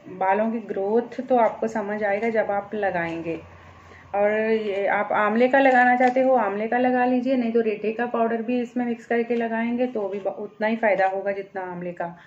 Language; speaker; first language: Hindi; non-native, local second language; Punjabi